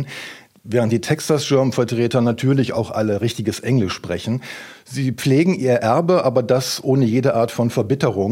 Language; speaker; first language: German; native; German